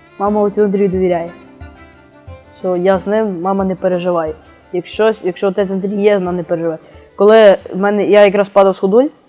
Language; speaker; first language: Ukrainian; native; Ukrainian